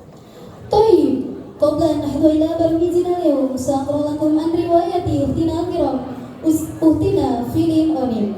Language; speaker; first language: Arabic; non-native, learner; Indonesian